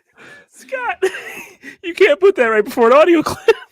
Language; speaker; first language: English; native; English